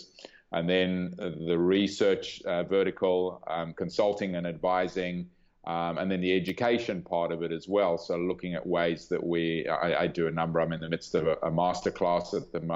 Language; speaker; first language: English; native; English